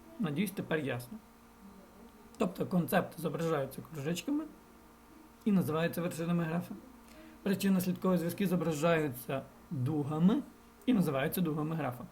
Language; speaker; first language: Ukrainian; non-native, local second language; Russian